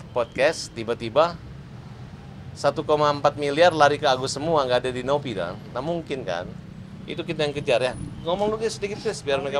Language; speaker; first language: Indonesian; native; Indonesian